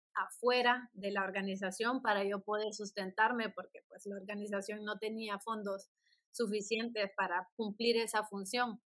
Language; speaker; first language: Spanish; native; Spanish